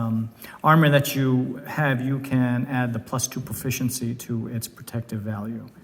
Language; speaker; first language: English; native; English